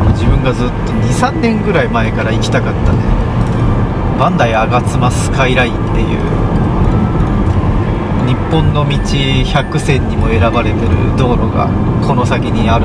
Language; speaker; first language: Japanese; native; Japanese